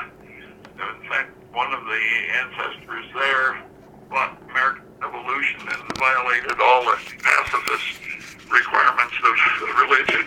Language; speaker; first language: English; native; English